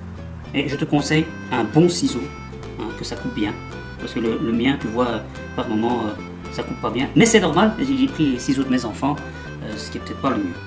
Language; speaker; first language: French; native; French